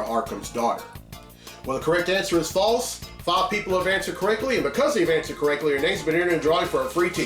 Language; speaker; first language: English; native; English